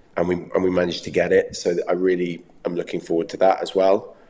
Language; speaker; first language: English; native; English